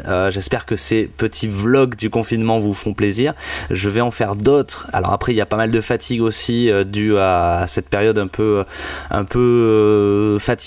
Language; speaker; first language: French; native; French